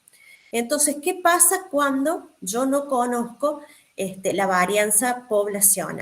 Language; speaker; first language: Spanish; native; Spanish